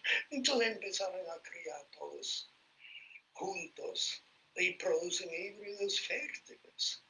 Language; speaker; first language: Spanish; non-native, fluent; English